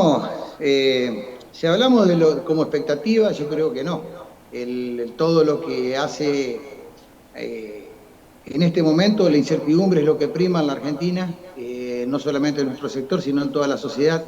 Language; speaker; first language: Spanish; native; Spanish